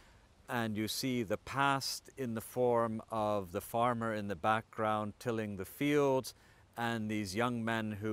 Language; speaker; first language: English; non-native, fluent; Estonian